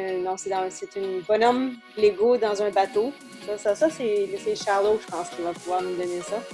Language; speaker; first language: French; native; French